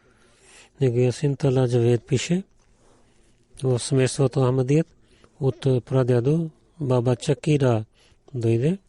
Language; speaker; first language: Bulgarian; non-native, learner; Urdu